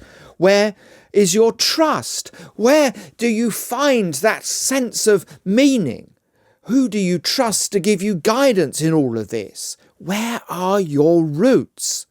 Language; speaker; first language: English; native; English